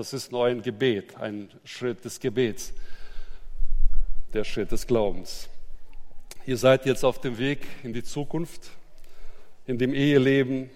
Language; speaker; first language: German; native; German